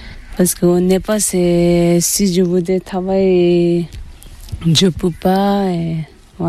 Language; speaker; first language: French; non-native, learner; Tibetan